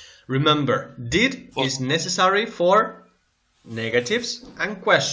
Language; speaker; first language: English; non-native, fluent; Spanish